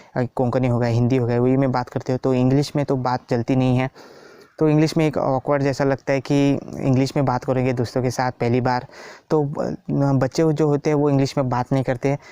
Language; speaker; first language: Hindi; non-native, local second language; Konkani